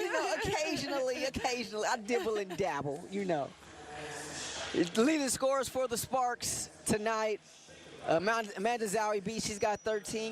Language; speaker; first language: English; native; English